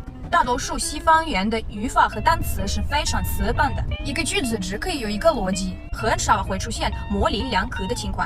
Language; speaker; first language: Chinese; non-native, fluent; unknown